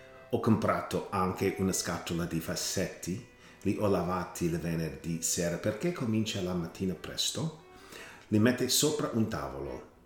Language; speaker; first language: Italian; non-native, learner; English